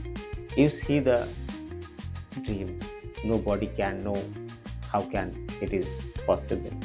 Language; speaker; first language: English; non-native, learner; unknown